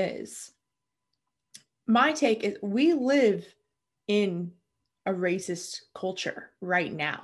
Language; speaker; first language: English; native; English